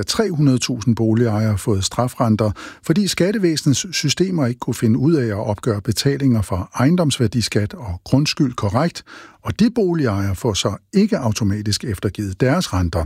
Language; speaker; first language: Danish; native; Danish